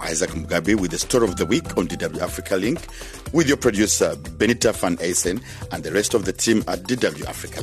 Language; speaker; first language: English; non-native, local second language; Kinyarwanda